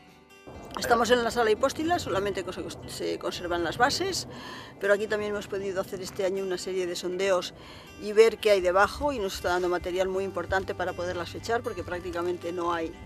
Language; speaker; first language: Spanish; native; Spanish